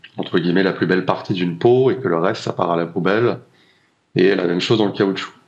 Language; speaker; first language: French; native; French